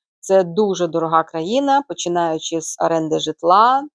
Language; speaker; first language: Ukrainian; native; Ukrainian